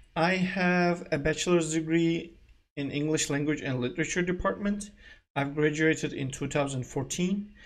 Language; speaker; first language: English; non-native, fluent; Turkish